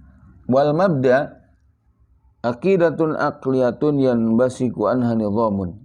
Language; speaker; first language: Arabic; non-native, fluent; Indonesian